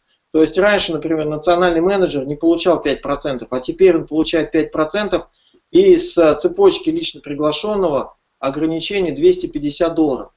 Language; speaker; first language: Russian; native; Russian